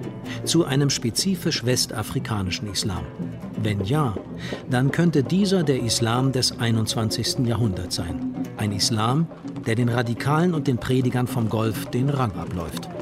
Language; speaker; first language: German; native; German